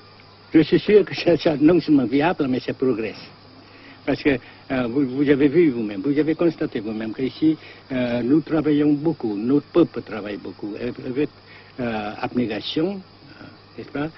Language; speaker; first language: French; non-native, fluent; Vietnamese